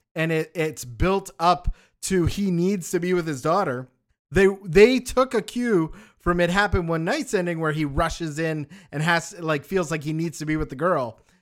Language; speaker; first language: English; native; English